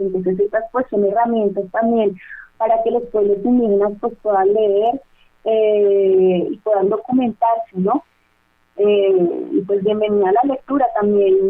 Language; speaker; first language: Spanish; native; Spanish